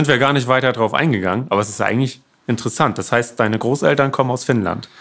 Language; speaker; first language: German; native; German